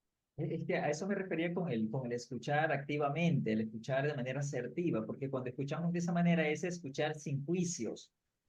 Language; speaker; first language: Spanish; native; Spanish